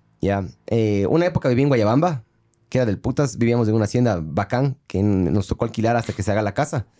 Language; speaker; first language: Spanish; native; Spanish